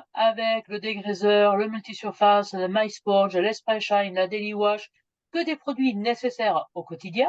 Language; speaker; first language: French; native; French